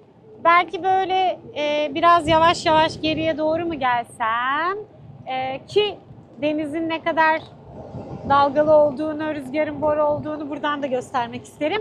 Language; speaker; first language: Turkish; native; Turkish